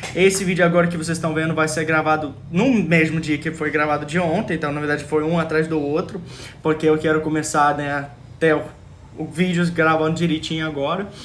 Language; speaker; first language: Portuguese; early bilingual, other home language; English